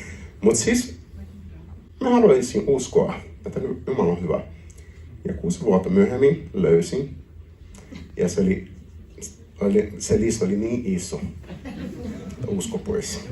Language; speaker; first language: Finnish; non-native, learner; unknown